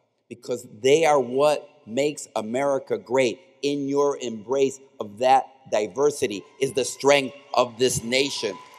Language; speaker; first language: English; native; English